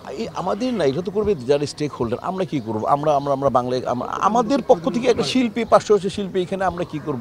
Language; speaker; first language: Bangla; native; Bangla